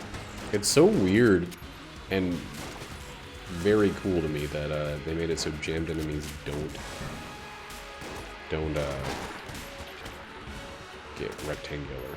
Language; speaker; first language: English; native; English